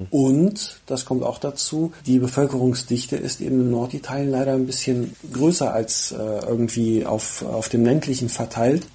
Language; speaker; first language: German; early bilingual, other home language; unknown